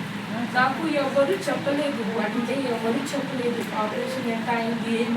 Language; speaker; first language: Telugu; non-native, learner; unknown